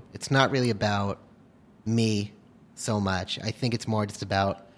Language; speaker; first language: English; native; English